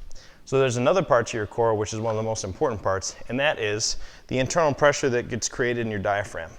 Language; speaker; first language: English; native; English